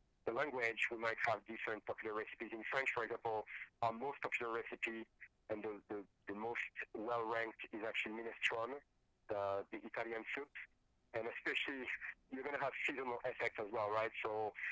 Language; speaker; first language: English; non-native, fluent; French